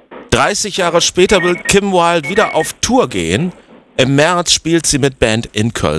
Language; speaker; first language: German; native; German